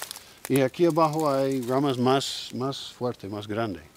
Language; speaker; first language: Spanish; non-native, learner; English